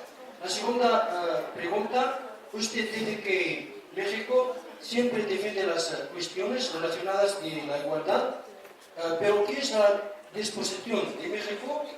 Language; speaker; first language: Spanish; non-native, fluent; Arabic